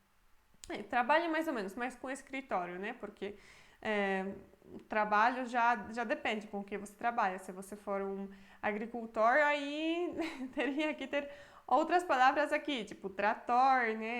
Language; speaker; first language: Portuguese; non-native, fluent; Polish